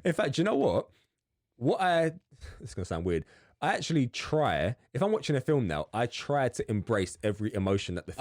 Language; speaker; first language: English; native; English